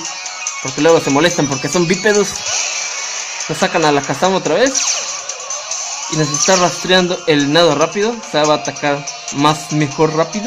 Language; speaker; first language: Spanish; native; Spanish